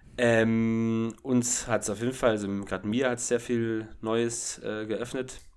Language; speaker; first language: German; native; German